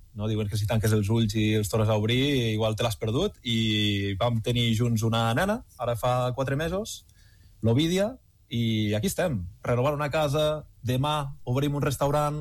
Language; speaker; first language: Catalan; native; Catalan